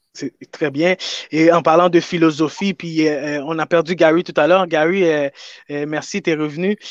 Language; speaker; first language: French; native; French